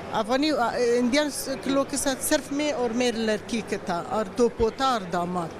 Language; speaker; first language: Hindi; non-native, learner; Persian